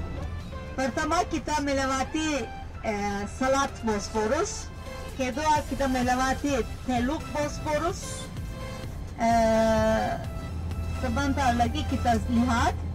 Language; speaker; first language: Indonesian; non-native, learner; Turkish